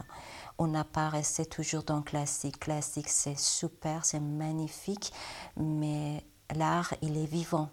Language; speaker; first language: French; non-native, learner; Persian